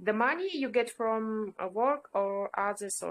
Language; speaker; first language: English; non-native, learner; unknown